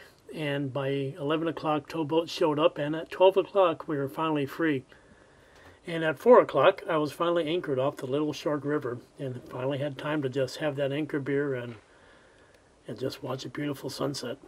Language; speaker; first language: English; native; English